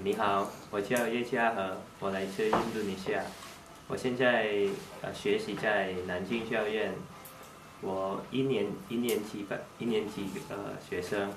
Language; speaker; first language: Chinese; non-native, learner; Indonesian